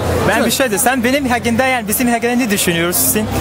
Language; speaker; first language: Turkish; non-native, learner; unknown